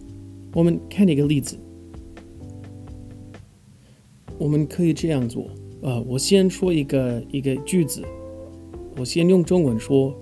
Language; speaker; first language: Chinese; non-native, fluent; English